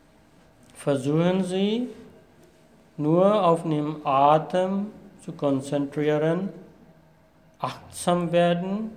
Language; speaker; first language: German; non-native, fluent; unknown